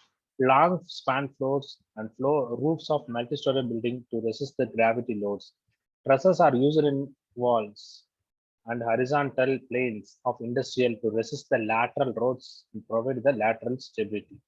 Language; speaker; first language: English; non-native, local second language; Tamil